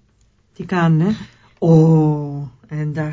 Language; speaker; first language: Greek; non-native, learner; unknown